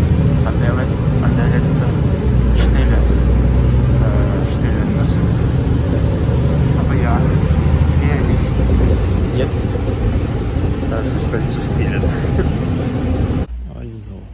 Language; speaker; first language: German; non-native, learner; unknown